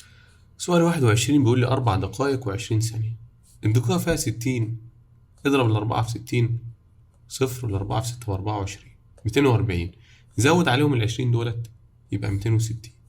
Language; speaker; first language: Arabic; native; Arabic